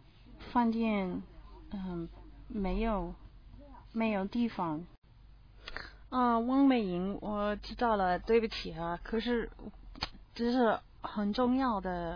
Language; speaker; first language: Chinese; non-native, learner; English